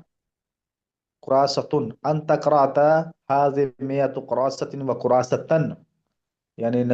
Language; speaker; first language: Arabic; non-native, learner; Urdu